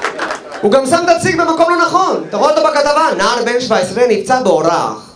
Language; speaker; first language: Hebrew; native; Hebrew